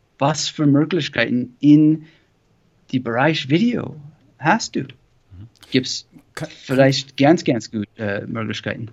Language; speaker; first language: German; non-native, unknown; English